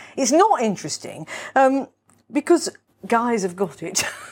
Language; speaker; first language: English; native; English